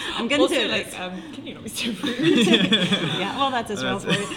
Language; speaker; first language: English; non-native, fluent; Hebrew